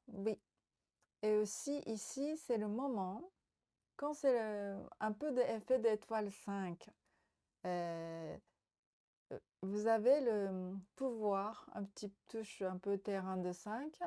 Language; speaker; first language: French; non-native, learner; Japanese